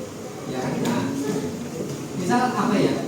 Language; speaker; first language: Indonesian; native; Indonesian